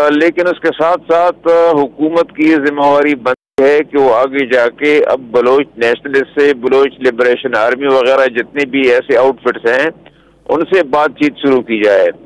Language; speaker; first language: Urdu; non-native, local second language; Pashto